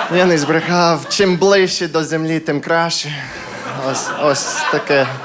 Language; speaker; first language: Ukrainian; non-native, fluent; English